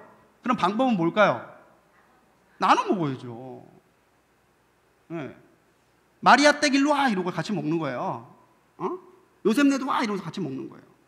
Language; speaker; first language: Korean; native; Korean